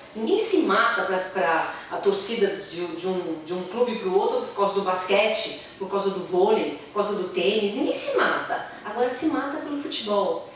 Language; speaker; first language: Portuguese; native; Portuguese